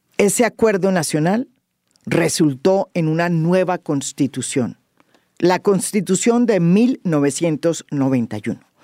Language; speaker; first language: Spanish; native; Spanish